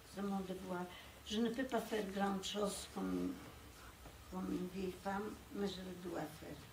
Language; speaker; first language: French; non-native, fluent; Polish